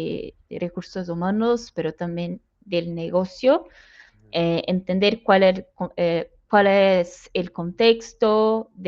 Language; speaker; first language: Spanish; non-native, fluent; Portuguese